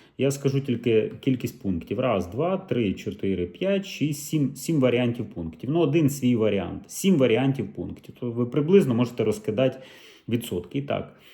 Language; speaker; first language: Ukrainian; native; Ukrainian